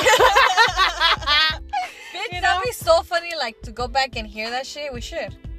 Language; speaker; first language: English; early bilingual, other home language; Spanish